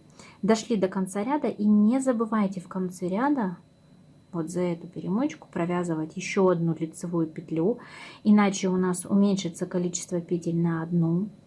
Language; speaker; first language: Russian; native; Russian